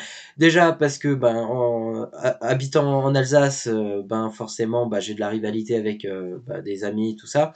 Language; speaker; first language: French; native; French